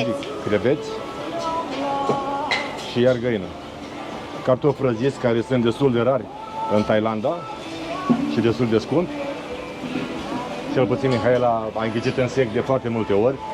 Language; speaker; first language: Romanian; native; Romanian